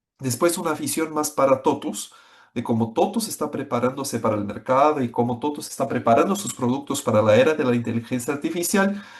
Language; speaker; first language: Spanish; non-native, fluent; Portuguese